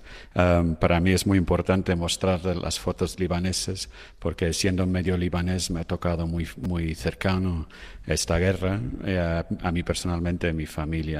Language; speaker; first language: Spanish; non-native, fluent; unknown